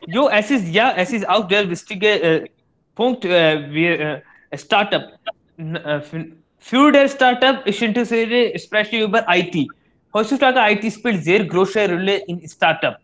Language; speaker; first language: German; non-native, learner; Hindi